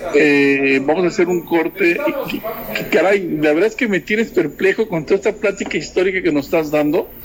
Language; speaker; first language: Spanish; native; Spanish